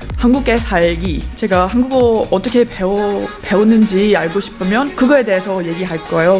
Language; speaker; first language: Korean; non-native, learner; English